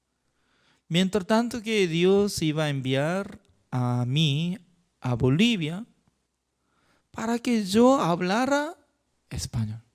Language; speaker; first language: Spanish; non-native, learner; Korean